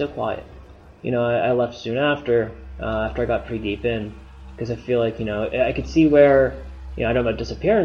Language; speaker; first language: English; native; English